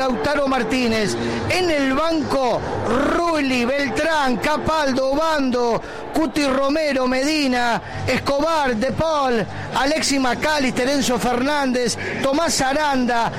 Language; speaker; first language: Spanish; native; Spanish